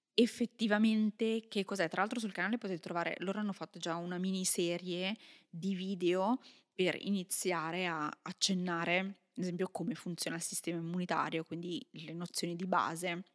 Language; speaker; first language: Italian; native; Italian